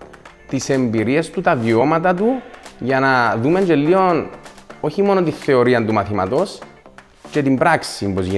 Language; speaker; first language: Greek; native; Greek